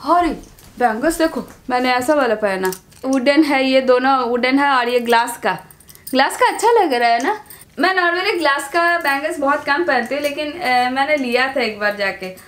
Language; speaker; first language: Hindi; non-native, local second language; Bangla